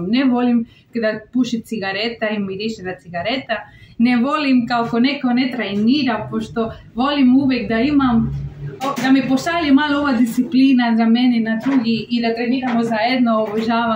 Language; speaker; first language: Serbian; non-native, learner; Spanish